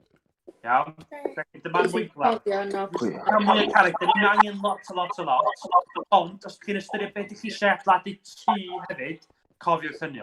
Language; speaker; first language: Welsh; native; Welsh